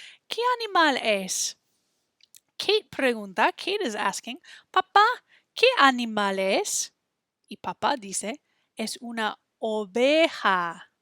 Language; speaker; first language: Spanish; non-native, fluent; English